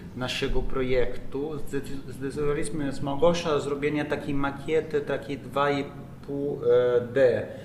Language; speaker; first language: Polish; non-native, learner; Italian